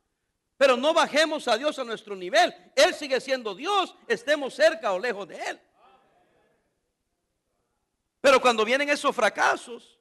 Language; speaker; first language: Spanish; native; Spanish